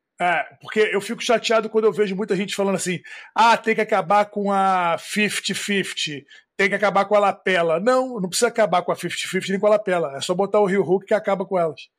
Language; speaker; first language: Portuguese; native; Portuguese